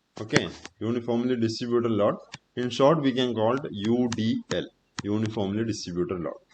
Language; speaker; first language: English; non-native, local second language; Malayalam